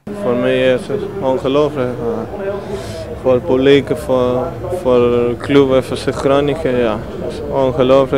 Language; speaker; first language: Dutch; non-native, learner; Spanish